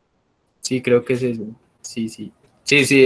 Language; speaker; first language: Spanish; native; Spanish